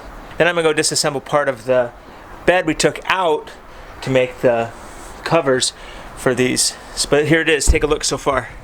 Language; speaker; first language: English; native; English